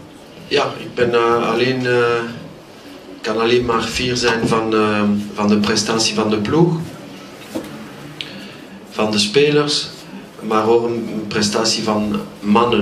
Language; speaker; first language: Dutch; non-native, local second language; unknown